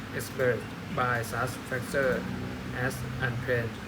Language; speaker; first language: English; non-native, learner; Thai